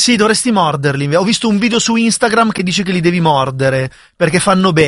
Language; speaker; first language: Italian; native; Italian